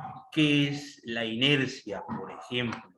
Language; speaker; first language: Spanish; native; Spanish